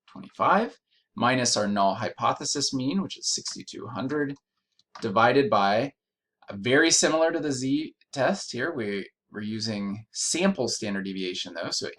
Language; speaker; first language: English; native; English